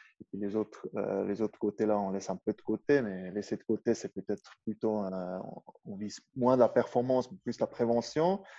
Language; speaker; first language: French; non-native, local second language; Swiss German